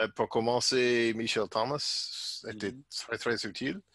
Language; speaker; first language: French; non-native, learner; English